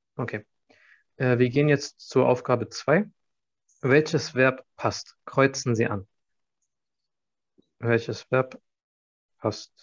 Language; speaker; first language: German; non-native, fluent; Arabic